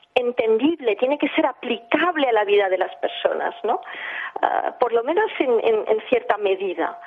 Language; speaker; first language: Spanish; early bilingual, heritage; English